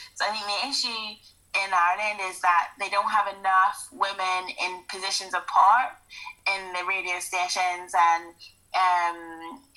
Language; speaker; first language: English; native; English